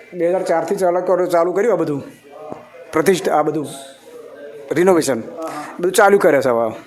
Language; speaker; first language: Gujarati; native; Gujarati